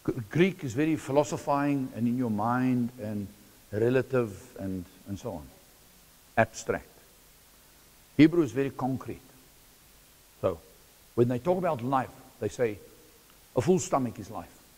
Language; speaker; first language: English; non-native, local second language; Afrikaans